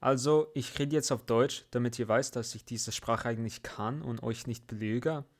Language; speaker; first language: German; non-native, fluent; English